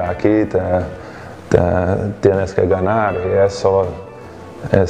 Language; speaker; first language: Spanish; non-native, fluent; Hungarian